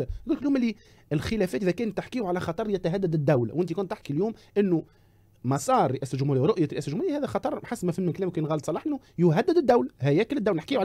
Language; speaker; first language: Arabic; native; Arabic